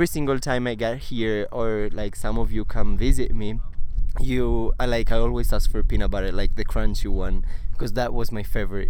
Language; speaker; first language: English; non-native, fluent; Italian